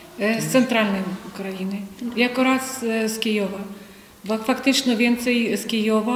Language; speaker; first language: Polish; non-native, fluent; Ukrainian